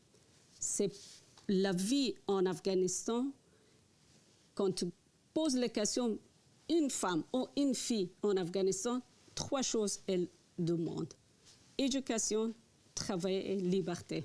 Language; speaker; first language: French; non-native, learner; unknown